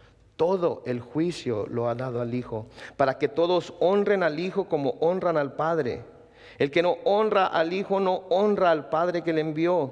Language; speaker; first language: Spanish; native; Spanish